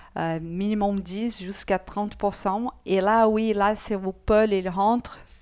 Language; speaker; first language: French; non-native, fluent; Portuguese